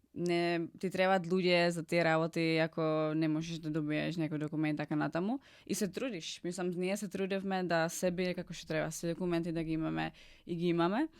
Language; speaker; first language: Macedonian; non-native, fluent; Czech